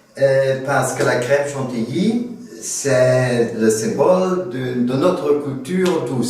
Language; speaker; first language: French; non-native, fluent; German